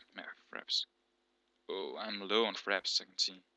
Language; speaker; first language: English; non-native, learner; Danish